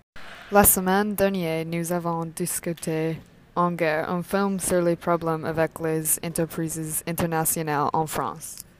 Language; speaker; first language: French; non-native, learner; English